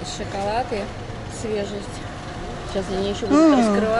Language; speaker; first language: Russian; native; Russian